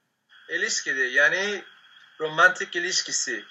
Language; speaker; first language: Turkish; non-native, fluent; Spanish